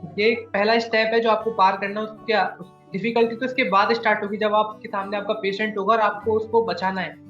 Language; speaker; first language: Hindi; native; Hindi